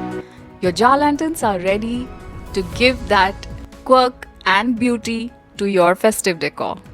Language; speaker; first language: English; non-native, local second language; Hindi